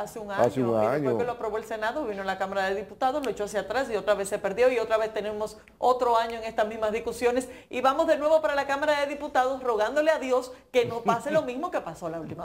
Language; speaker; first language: Spanish; native; Spanish